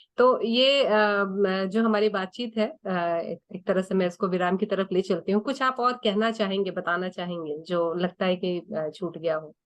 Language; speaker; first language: Hindi; native; Hindi